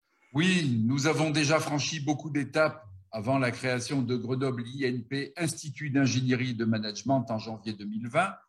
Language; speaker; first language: French; native; French